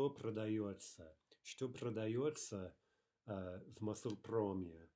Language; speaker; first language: Russian; non-native, fluent; English